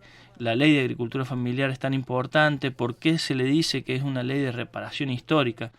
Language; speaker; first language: Spanish; native; Spanish